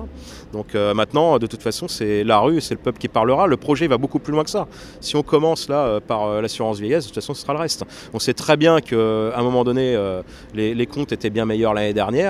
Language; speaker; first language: French; native; French